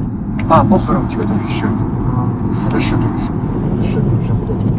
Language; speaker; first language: Russian; non-native, fluent; Turkish